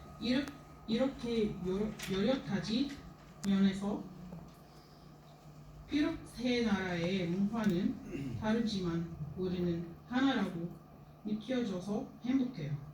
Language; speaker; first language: Korean; non-native, learner; Arabic